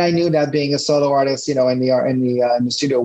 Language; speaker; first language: English; non-native, fluent; French